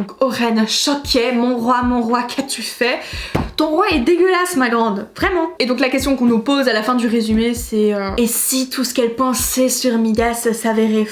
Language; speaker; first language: French; native; French